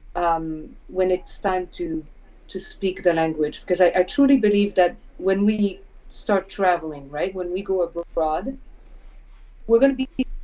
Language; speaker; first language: English; non-native, fluent; French